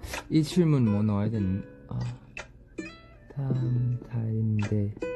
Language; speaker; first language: Korean; non-native, fluent; Thai